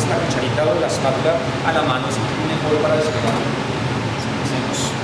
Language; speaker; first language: Spanish; native; Spanish